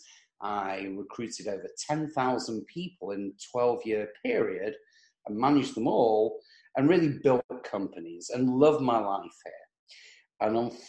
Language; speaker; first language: English; native; English